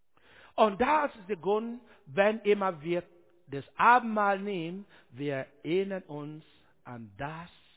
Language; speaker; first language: German; non-native, learner; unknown